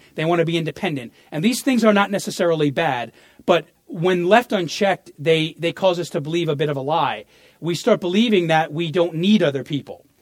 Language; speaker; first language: English; early bilingual, other home language; Italian